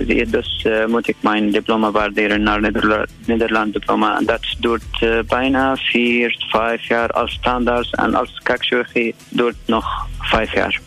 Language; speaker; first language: Dutch; non-native, learner; Arabic